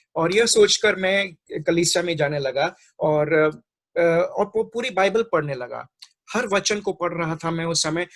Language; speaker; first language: Hindi; non-native, local second language; Marathi